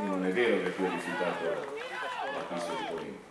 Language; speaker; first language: Italian; native; Italian